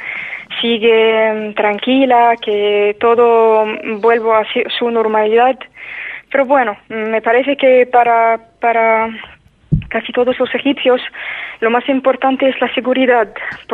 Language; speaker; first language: Spanish; non-native, fluent; Arabic